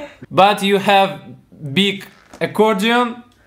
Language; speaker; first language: English; non-native, learner; Russian